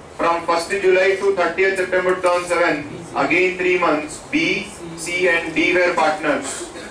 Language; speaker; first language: English; non-native, local second language; Telugu